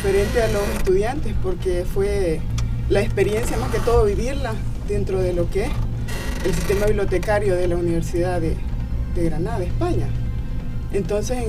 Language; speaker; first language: Spanish; native; Spanish